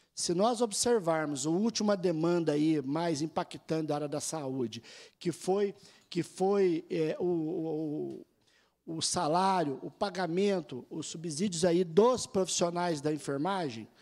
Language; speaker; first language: Portuguese; native; Portuguese